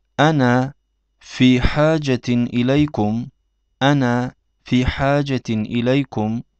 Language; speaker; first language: Arabic; non-native, fluent; Turkish